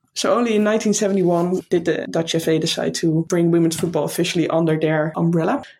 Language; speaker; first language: English; non-native, fluent; Dutch